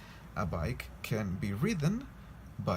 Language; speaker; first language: English; non-native, fluent; Spanish